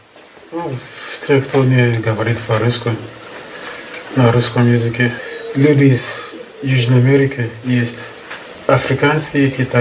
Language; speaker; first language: Russian; non-native, learner; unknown